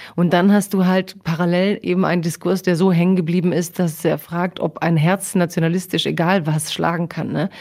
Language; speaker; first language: German; early bilingual, other home language; Croatian